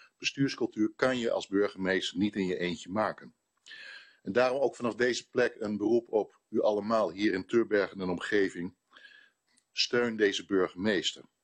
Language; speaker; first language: Dutch; native; Dutch